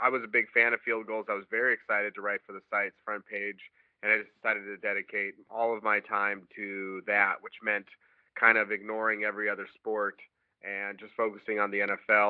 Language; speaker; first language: English; native; English